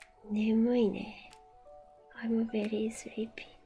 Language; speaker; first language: English; non-native, learner; Japanese